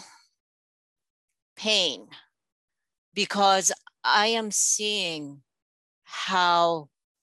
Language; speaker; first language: English; non-native, fluent; Japanese